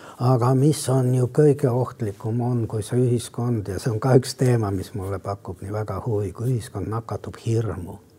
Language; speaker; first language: Estonian; non-native, local second language; Russian